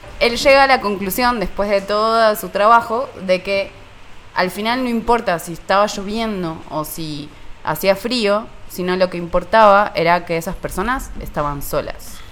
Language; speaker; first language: Spanish; native; Spanish